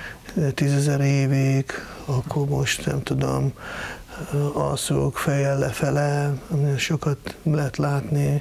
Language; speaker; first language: Hungarian; non-native, fluent; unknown